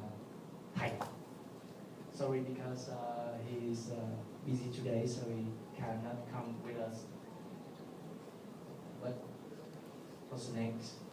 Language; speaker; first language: English; non-native, learner; Vietnamese